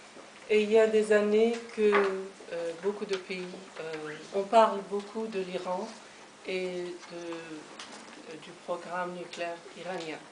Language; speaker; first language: French; non-native, fluent; Persian